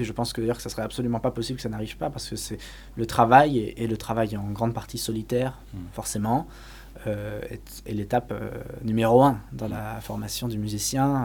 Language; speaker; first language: French; native; French